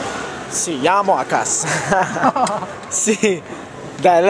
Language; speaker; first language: Italian; non-native, learner; English